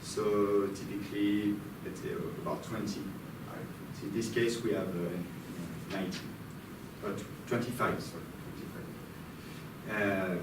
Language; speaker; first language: English; non-native, fluent; French